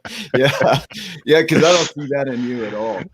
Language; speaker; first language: English; native; English